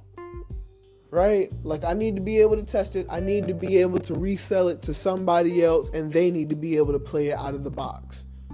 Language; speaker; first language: English; native; English